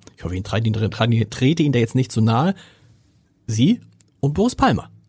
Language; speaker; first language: German; native; German